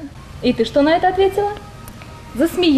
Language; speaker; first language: Russian; native; Russian